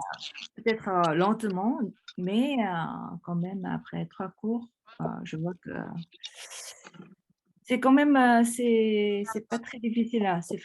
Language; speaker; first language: French; early bilingual, other home language; Korean